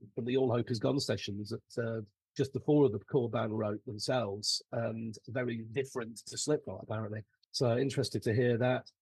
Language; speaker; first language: English; native; English